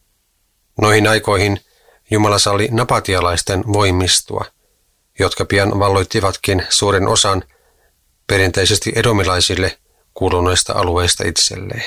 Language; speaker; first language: Finnish; native; Finnish